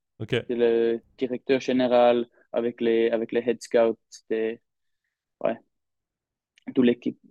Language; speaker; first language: French; non-native, local second language; German